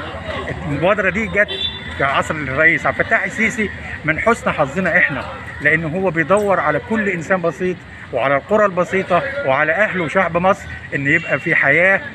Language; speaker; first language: Arabic; native; Arabic